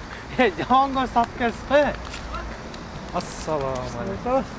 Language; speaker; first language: Korean; non-native, learner; Kyrgyz